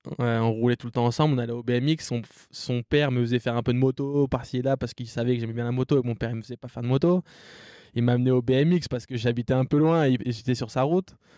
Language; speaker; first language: French; native; French